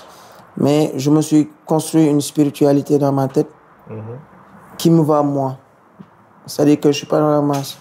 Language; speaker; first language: French; non-native, local second language; Wolof